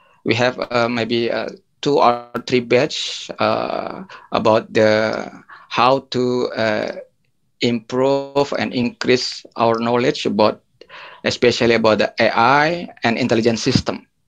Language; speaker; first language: English; non-native, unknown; Indonesian